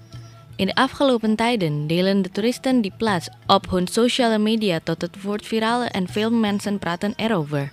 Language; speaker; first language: Dutch; non-native, learner; Indonesian